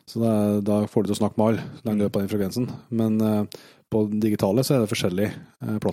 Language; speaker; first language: Norwegian; native; Norwegian